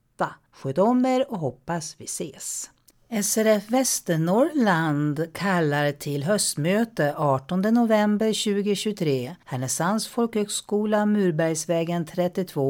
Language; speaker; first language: Swedish; native; Swedish